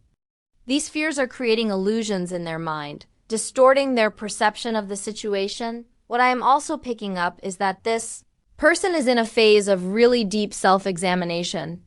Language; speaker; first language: English; native; English